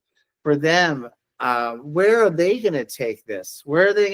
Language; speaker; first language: English; native; English